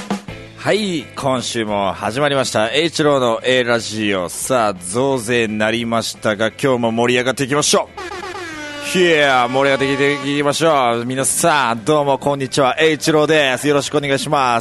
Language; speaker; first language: Japanese; native; Japanese